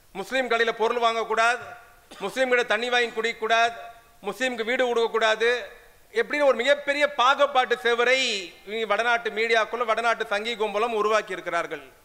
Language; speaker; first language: Tamil; non-native, local second language; Urdu